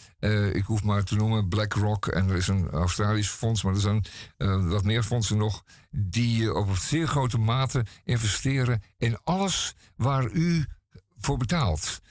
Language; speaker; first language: Dutch; native; Dutch